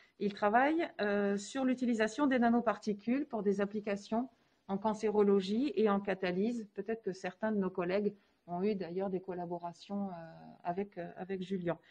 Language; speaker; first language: French; native; French